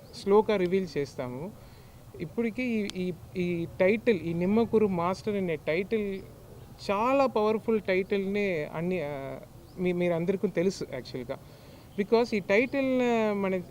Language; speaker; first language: Telugu; non-native, learner; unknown